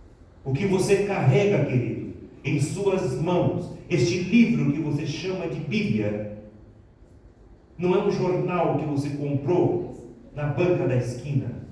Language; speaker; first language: Portuguese; native; Portuguese